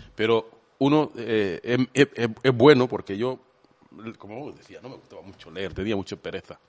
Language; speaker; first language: Spanish; non-native, fluent; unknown